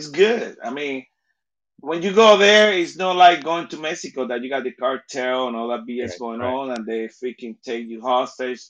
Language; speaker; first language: English; non-native, fluent; Spanish